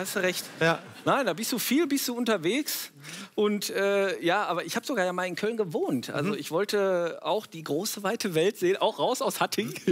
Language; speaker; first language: German; native; German